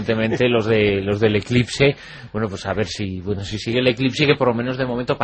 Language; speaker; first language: Spanish; native; Spanish